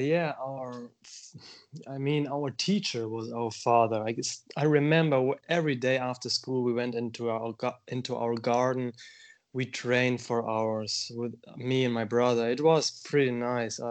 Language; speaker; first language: English; non-native, fluent; German